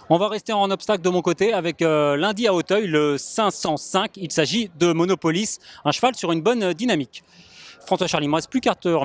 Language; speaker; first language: French; native; French